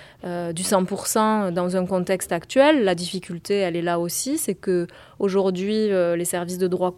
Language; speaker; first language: French; native; French